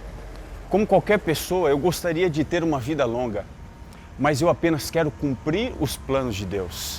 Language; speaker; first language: Portuguese; native; Portuguese